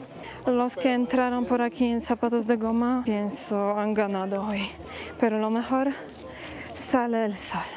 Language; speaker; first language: Spanish; non-native, fluent; Polish